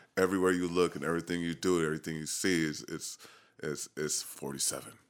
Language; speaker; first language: English; native; English